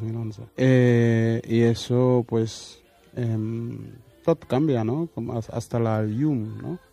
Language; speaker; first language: Catalan; non-native, fluent; Wolof